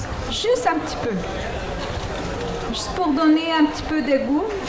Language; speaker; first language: French; non-native, fluent; Spanish